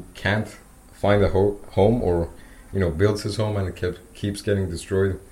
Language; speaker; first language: English; non-native, fluent; Persian